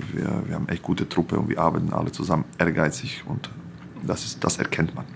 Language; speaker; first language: German; non-native, fluent; Croatian